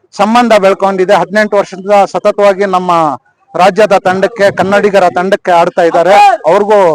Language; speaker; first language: Kannada; native; Kannada